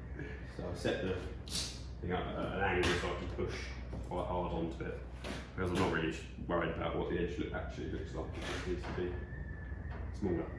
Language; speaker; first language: English; native; English